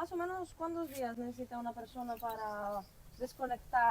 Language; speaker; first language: Spanish; non-native, learner; Greek